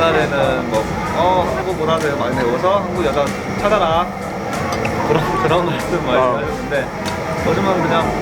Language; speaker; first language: Korean; early bilingual, heritage; Korean